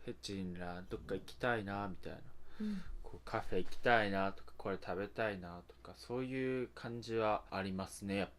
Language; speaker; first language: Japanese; native; Japanese